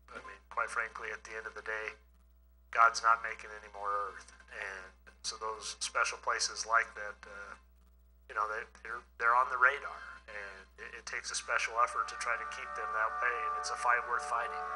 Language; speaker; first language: English; native; English